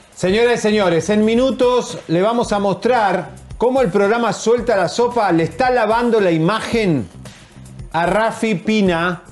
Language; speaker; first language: Spanish; native; Spanish